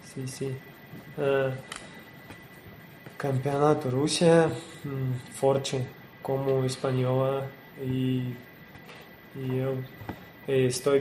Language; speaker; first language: Spanish; non-native, learner; Portuguese